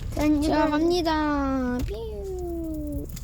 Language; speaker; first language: Korean; native; Korean